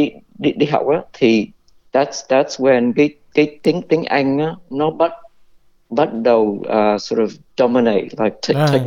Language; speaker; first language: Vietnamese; early bilingual, heritage; Vietnamese